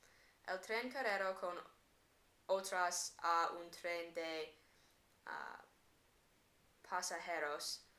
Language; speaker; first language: Spanish; non-native, learner; English